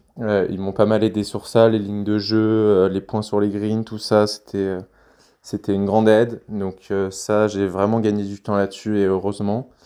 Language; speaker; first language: French; native; French